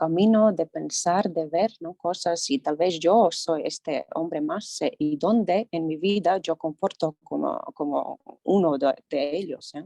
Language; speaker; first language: Spanish; non-native, learner; Latvian